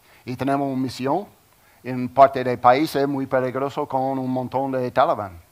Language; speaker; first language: Spanish; non-native, learner; English